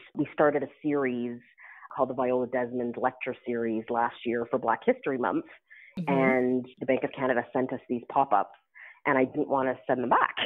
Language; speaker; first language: English; native; English